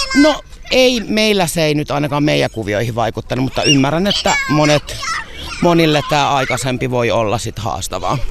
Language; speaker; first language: Finnish; native; Finnish